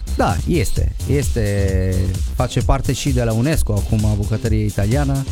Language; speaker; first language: Romanian; non-native, fluent; Italian